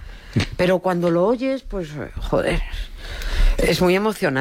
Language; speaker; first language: Spanish; native; Spanish